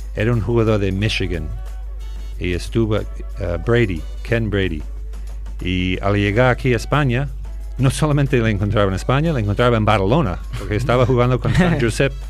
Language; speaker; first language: Spanish; non-native, fluent; English